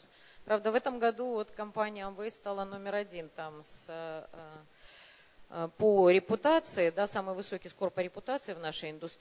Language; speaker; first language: Russian; native; Russian